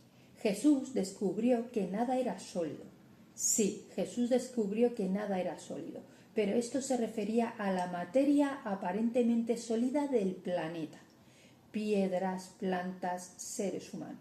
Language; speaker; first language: Spanish; native; Spanish